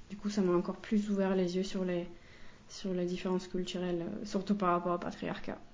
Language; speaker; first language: French; non-native, fluent; Finnish